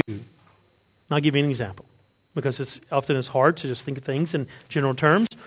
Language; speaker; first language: English; native; English